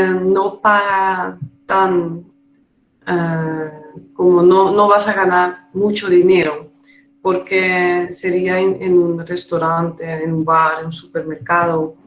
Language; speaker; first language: Spanish; non-native, fluent; Dutch